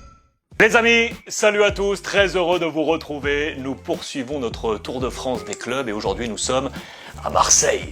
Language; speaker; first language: French; native; French